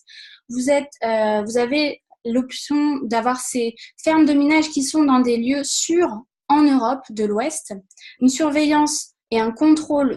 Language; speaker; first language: French; native; French